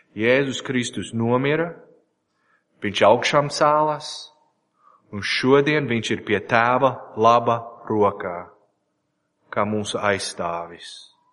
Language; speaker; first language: Latvian; non-native, learner; English